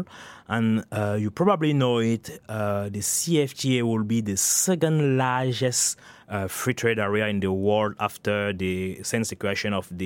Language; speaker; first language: English; non-native, local second language; French